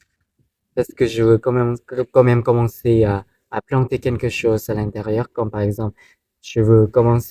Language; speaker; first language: French; non-native, fluent; Thai